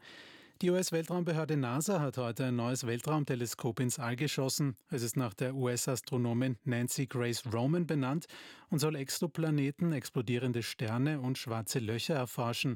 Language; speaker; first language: German; native; German